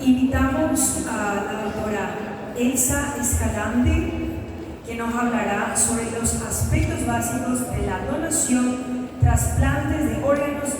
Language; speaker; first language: Spanish; non-native, fluent; Portuguese